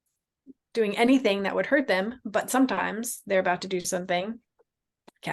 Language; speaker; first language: English; native; English